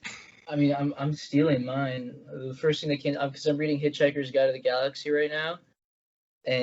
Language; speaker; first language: English; native; English